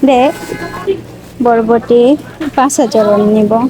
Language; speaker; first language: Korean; non-native, learner; Bangla